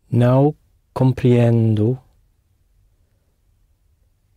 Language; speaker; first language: Portuguese; non-native, learner; English